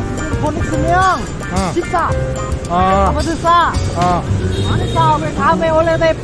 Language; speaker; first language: Korean; non-native, local second language; Vietnamese